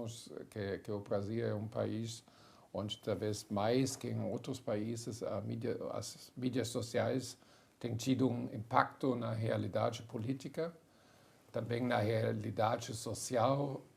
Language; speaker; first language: Portuguese; non-native, fluent; German